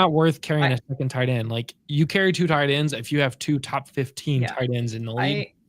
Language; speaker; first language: English; native; English